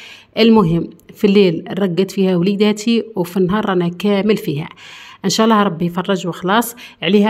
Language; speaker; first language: Arabic; native; Arabic